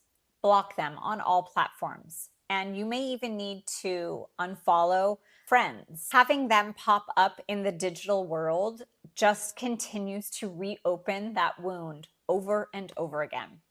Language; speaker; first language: English; native; English